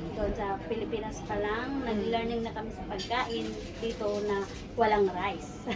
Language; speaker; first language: Filipino; non-native, local second language; Cebuano